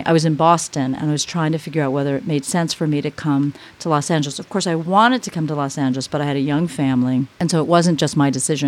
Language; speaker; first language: English; native; English